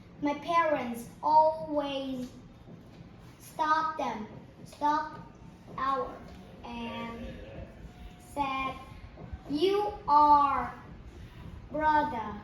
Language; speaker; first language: English; non-native, learner; Vietnamese